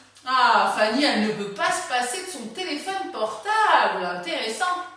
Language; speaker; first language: French; native; French